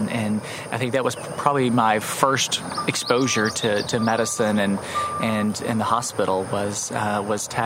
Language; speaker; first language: English; native; English